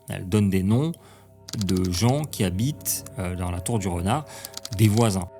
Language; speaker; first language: French; native; French